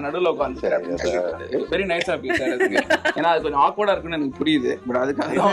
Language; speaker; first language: Tamil; native; Tamil